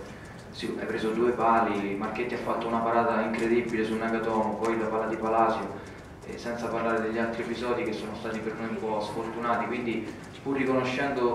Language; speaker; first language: Italian; native; Italian